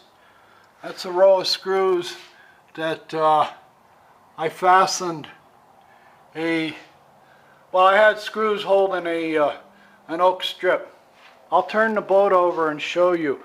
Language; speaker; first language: English; native; English